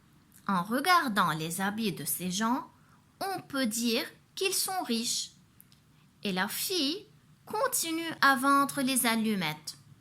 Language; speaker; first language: French; non-native, local second language; Arabic